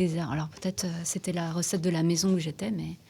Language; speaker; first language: French; native; French